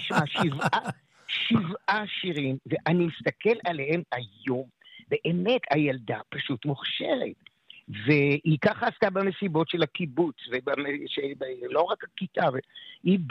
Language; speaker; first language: Hebrew; native; Hebrew